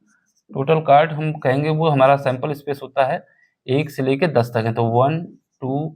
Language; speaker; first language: Hindi; native; Hindi